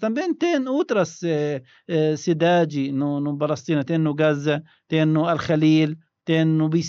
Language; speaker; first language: Portuguese; non-native, learner; Arabic